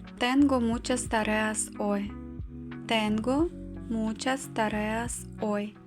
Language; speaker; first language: Spanish; non-native, fluent; Ukrainian